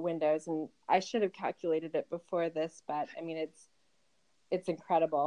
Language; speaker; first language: English; native; English